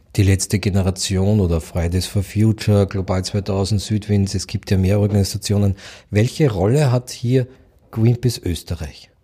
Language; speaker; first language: German; native; German